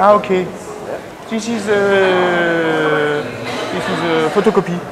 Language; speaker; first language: English; non-native, fluent; French